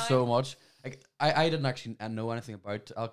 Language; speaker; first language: English; native; English